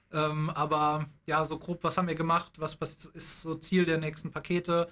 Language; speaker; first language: German; native; German